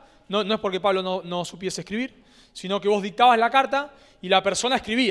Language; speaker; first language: Spanish; native; Spanish